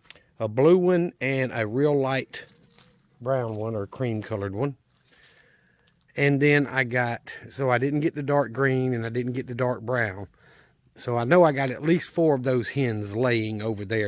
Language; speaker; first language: English; native; English